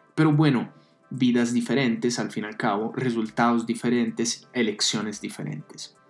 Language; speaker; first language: Spanish; non-native, fluent; Italian